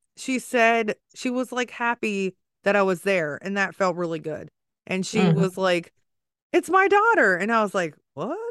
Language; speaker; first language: English; native; English